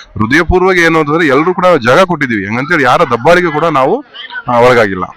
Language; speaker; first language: Kannada; native; Kannada